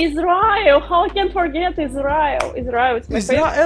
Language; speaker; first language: English; non-native, learner; Russian